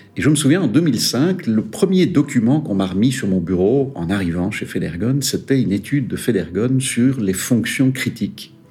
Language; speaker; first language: French; native; French